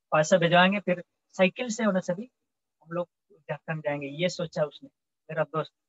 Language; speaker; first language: Hindi; native; Hindi